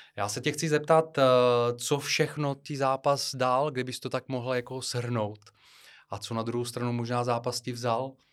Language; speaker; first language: Czech; non-native, fluent; Bulgarian